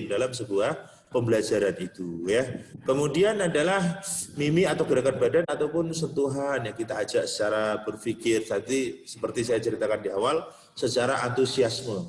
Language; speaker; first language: Indonesian; non-native, local second language; Javanese